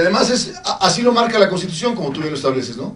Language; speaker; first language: Spanish; native; Spanish